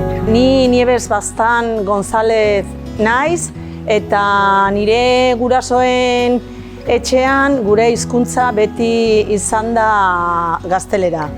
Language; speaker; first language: Basque; non-native, local second language; Spanish